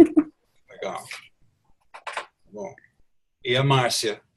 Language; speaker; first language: Portuguese; non-native, fluent; English